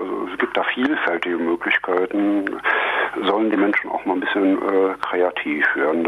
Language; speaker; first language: German; native; German